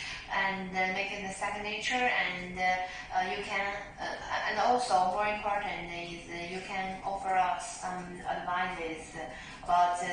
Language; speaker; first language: English; non-native, learner; Chinese